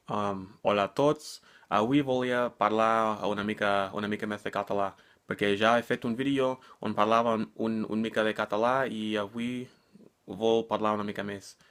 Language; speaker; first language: Catalan; non-native, learner; English